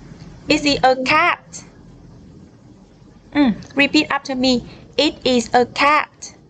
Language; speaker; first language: English; non-native, learner; Vietnamese